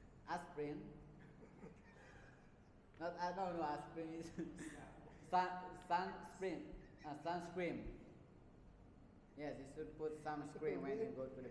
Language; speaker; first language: English; non-native, learner; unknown